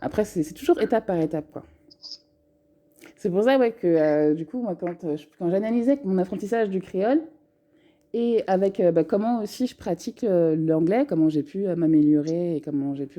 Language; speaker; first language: French; native; French